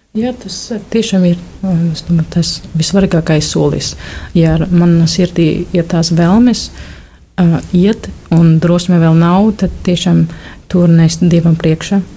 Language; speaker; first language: Latvian; non-native, fluent; German